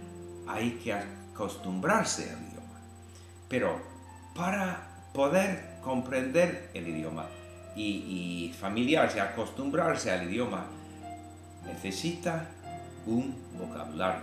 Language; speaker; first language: Spanish; non-native, fluent; English